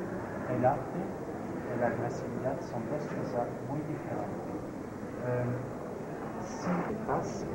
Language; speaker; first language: Spanish; non-native, learner; French